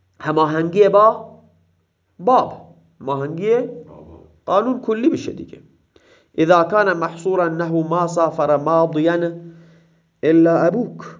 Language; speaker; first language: Persian; non-native, local second language; Baluchi